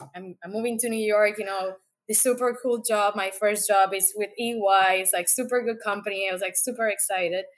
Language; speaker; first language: English; non-native, fluent; Spanish